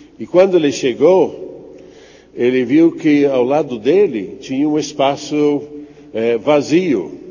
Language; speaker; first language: Portuguese; non-native, fluent; English